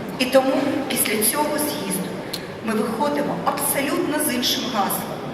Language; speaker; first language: Ukrainian; non-native, local second language; Russian